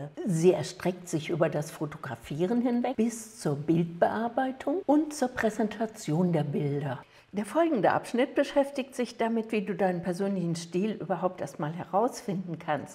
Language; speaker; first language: German; native; German